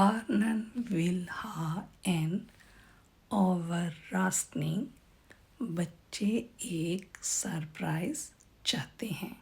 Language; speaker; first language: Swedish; non-native, fluent; Urdu